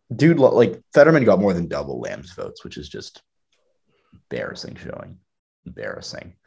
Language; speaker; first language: English; native; English